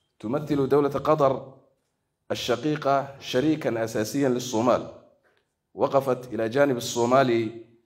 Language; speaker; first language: Arabic; non-native, local second language; Somali